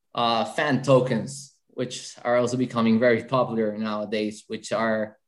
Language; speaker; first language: English; non-native, fluent; Spanish